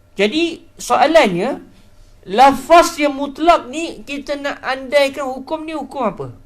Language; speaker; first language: Malay; native; Malay